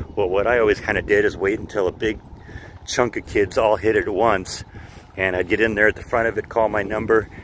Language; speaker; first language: English; native; English